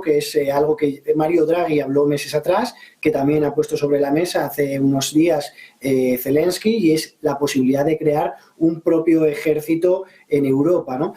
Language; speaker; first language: Spanish; native; Spanish